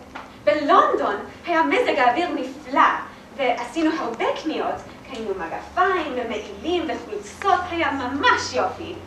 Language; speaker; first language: Hebrew; non-native, learner; English